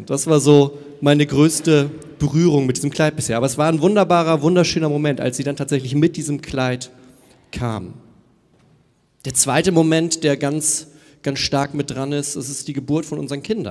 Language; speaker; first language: German; native; German